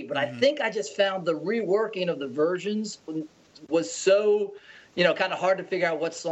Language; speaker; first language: English; native; English